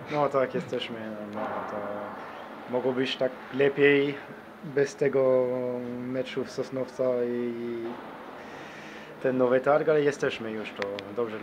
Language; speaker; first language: Polish; non-native, learner; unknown